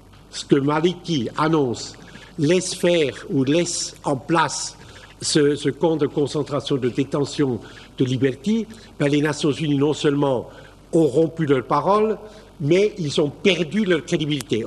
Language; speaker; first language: French; native; French